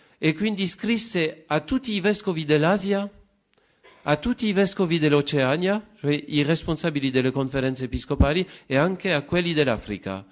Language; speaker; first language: Italian; non-native, fluent; French